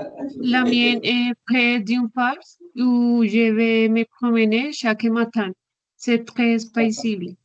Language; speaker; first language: French; non-native, learner; Spanish